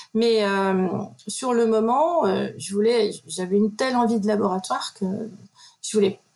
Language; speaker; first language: French; native; French